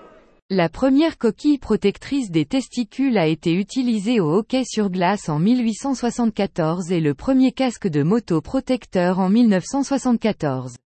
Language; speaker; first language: French; native; French